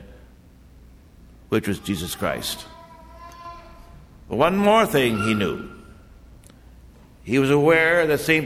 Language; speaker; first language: English; native; English